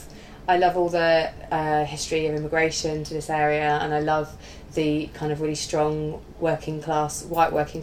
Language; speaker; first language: English; native; English